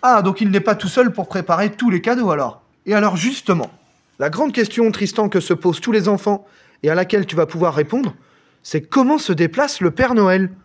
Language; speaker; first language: French; native; French